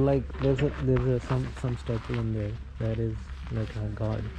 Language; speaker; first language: English; non-native, fluent; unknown